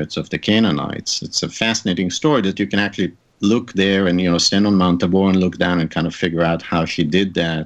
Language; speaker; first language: English; non-native, fluent; Hebrew